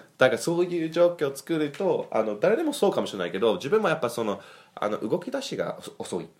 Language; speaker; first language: Japanese; non-native, fluent; English